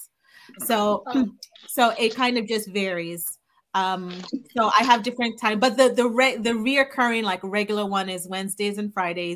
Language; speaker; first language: English; non-native, local second language; Yoruba